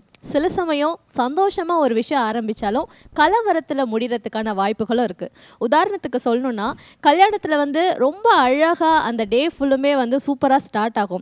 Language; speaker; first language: Tamil; native; Tamil